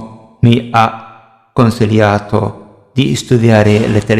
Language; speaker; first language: Italian; non-native, fluent; Somali